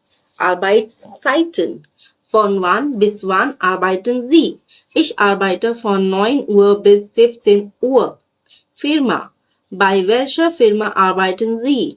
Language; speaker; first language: German; non-native, fluent; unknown